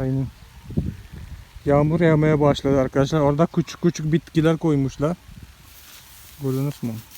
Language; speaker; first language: Turkish; non-native, fluent; Malayalam